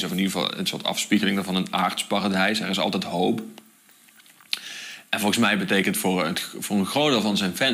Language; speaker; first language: Dutch; native; Dutch